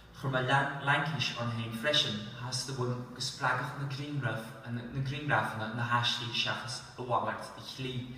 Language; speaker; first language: Irish; non-native, fluent; Dutch